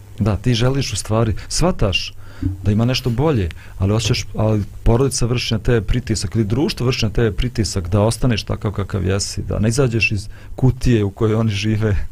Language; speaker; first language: Bosnian; native; Bosnian